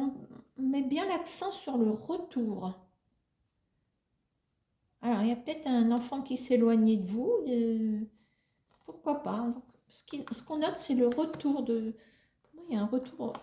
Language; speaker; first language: French; native; French